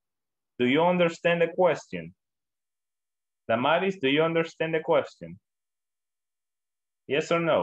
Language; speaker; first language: English; non-native, learner; Spanish